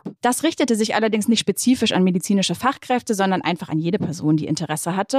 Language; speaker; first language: German; native; German